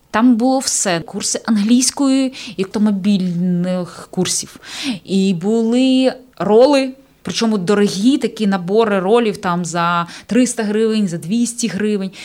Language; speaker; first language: Ukrainian; native; Ukrainian